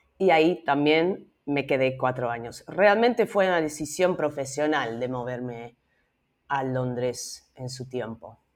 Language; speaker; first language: Spanish; non-native, fluent; Dutch